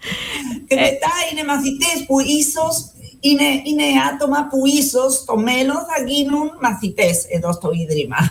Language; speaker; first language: Greek; non-native, fluent; Spanish